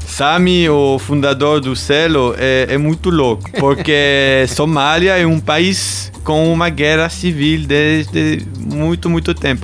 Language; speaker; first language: Portuguese; non-native, learner; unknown